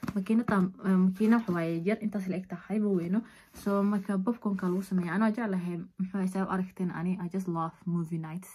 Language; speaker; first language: Somali; early bilingual, heritage; Somali